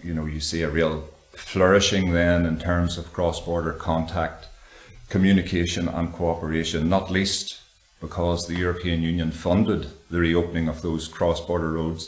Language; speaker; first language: English; native; English